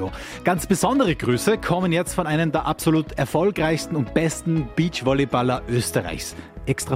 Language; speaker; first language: German; native; German